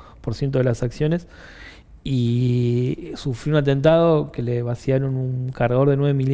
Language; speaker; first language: Spanish; native; Spanish